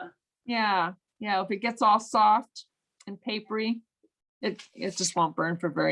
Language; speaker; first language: English; native; English